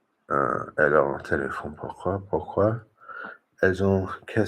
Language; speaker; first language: French; non-native, learner; English